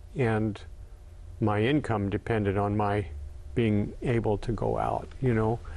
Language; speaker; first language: English; native; English